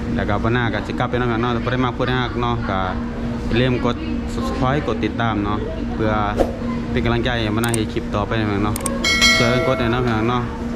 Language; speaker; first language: Thai; native; Thai